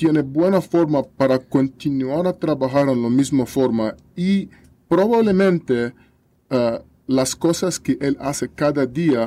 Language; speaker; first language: Spanish; non-native, learner; Russian